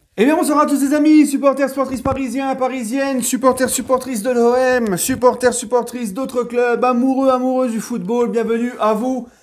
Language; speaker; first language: French; native; French